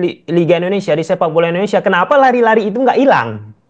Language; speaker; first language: Indonesian; native; Indonesian